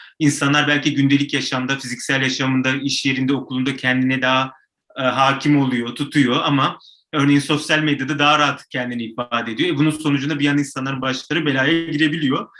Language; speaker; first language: Turkish; native; Turkish